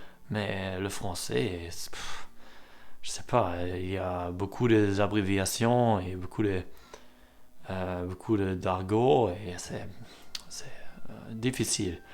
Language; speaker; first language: French; non-native, learner; German